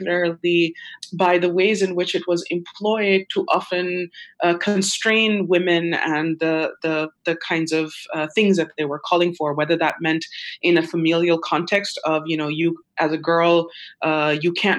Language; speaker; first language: English; non-native, local second language; Urdu